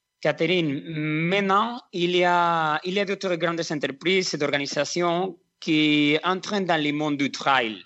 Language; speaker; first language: French; non-native, learner; Spanish